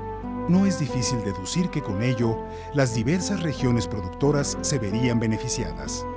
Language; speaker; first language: Spanish; native; Spanish